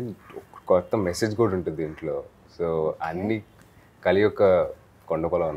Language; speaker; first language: Telugu; native; Telugu